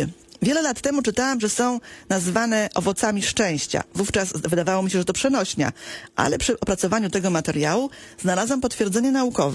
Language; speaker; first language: Polish; native; Polish